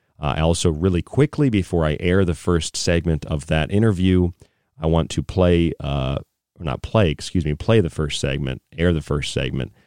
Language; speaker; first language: English; native; English